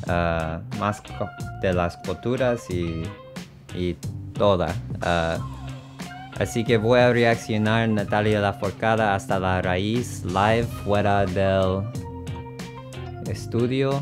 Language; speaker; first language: Spanish; non-native, learner; English